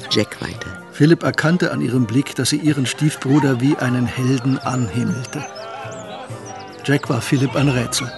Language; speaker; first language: German; native; German